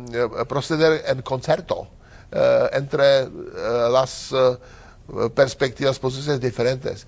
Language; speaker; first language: Spanish; non-native, learner; Czech